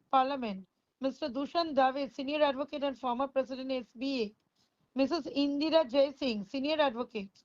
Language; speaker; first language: English; non-native, local second language; Bangla